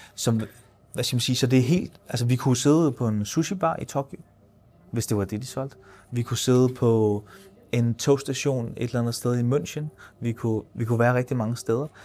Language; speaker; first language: Danish; native; Danish